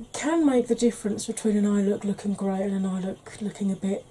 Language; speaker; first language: English; native; English